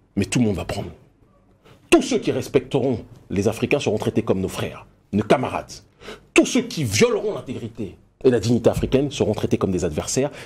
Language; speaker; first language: French; native; French